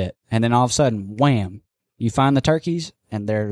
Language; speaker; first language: English; native; English